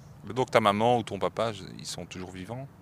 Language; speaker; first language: French; native; French